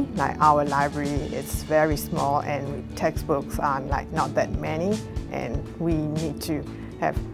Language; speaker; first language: English; non-native, fluent; Burmese